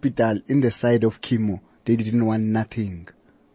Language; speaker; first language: English; non-native, local second language; Xhosa